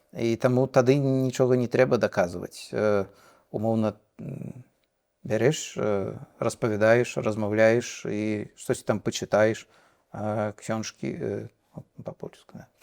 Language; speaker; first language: Belarusian; non-native, local second language; Russian